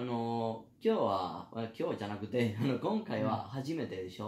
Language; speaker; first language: Japanese; non-native, learner; Spanish